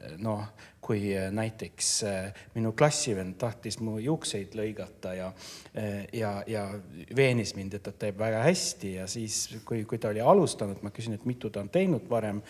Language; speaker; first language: Estonian; non-native, fluent; Norwegian